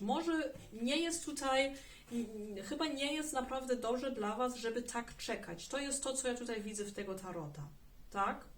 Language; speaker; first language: Polish; early bilingual, heritage; German